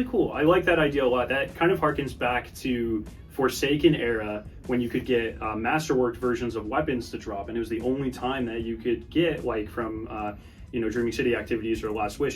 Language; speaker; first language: English; native; English